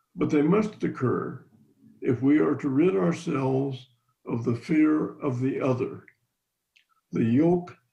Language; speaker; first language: English; native; English